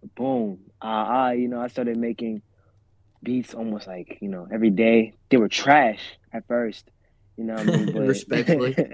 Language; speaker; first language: English; native; English